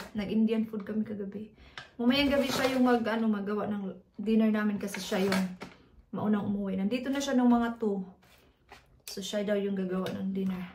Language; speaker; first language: Filipino; native; Filipino